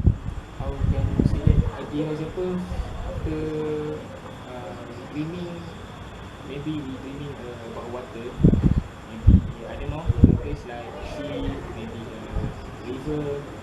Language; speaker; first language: English; non-native, learner; Malay